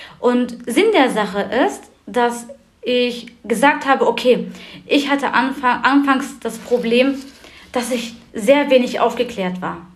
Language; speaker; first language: German; early bilingual, other home language; Turkish